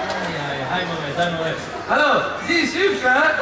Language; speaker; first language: German; non-native, learner; French